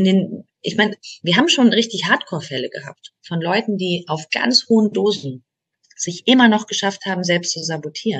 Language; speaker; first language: German; native; German